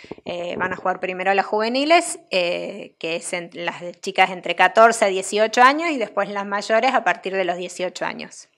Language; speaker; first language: Spanish; native; Spanish